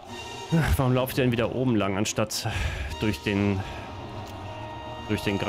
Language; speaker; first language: German; native; German